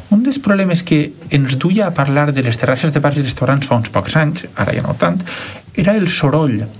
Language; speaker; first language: Catalan; native; Catalan